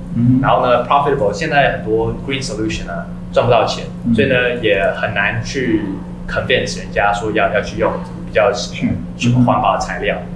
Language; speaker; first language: Chinese; native; Chinese